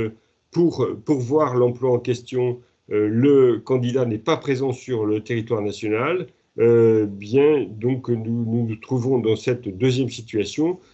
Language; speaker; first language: French; native; French